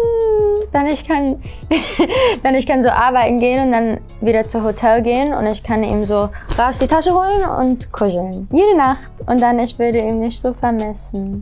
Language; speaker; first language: German; early bilingual, heritage; English